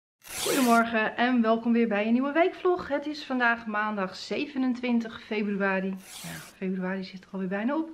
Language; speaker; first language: Dutch; native; Dutch